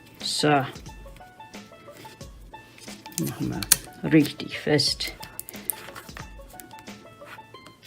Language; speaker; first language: German; non-native, fluent; English